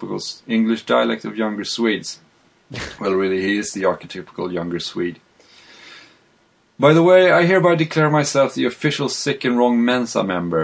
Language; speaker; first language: English; non-native, fluent; Swedish